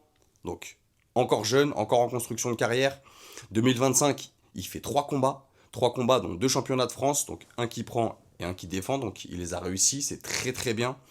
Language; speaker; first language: French; native; French